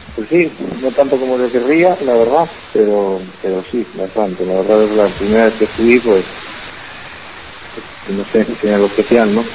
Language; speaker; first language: Spanish; native; Spanish